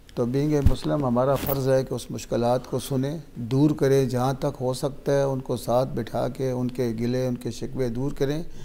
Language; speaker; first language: Urdu; non-native, local second language; Pashto